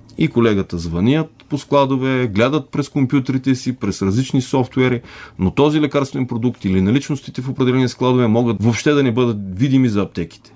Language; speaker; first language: Bulgarian; native; Bulgarian